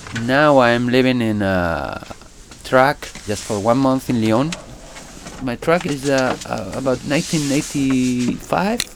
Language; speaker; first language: English; non-native, learner; Spanish